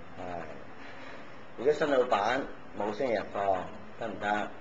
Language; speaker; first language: Cantonese; native; Cantonese